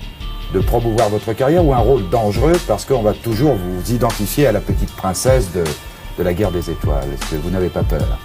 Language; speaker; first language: French; native; French